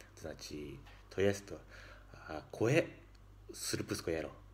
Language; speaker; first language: Serbian; non-native, learner; Japanese